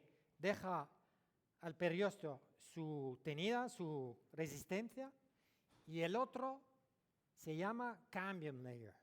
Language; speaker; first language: Spanish; non-native, learner; French